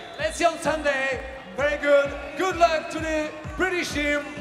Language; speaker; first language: English; non-native, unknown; French